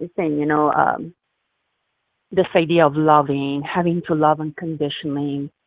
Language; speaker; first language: English; non-native, fluent; Italian